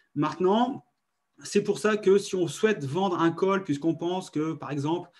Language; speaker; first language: French; native; French